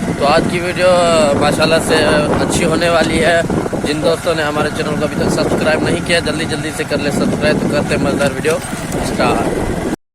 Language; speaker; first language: Urdu; non-native, local second language; Sindhi